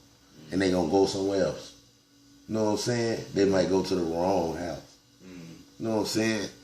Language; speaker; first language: English; native; English